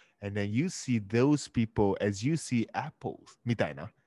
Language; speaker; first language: English; early bilingual, other home language; Japanese